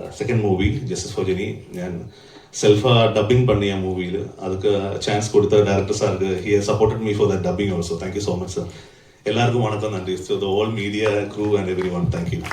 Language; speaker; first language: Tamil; non-native, learner; Malayalam